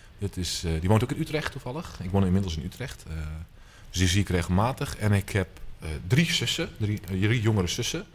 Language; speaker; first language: Dutch; native; Dutch